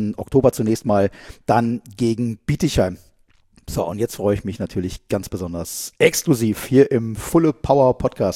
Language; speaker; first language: German; native; German